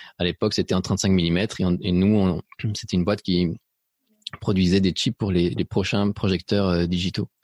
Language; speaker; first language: French; early bilingual, other home language; Spanish